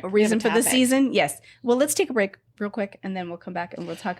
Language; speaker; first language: English; native; English